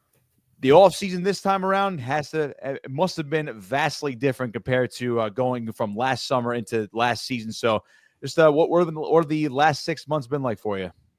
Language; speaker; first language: English; native; English